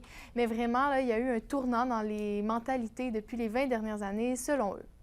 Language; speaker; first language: French; native; French